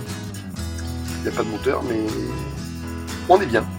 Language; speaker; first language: French; native; French